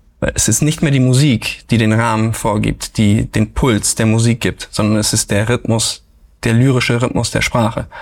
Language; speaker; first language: German; native; German